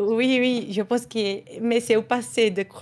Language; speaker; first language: French; non-native, fluent; Portuguese